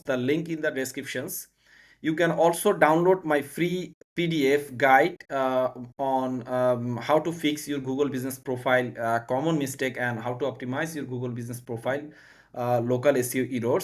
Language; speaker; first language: English; non-native, learner; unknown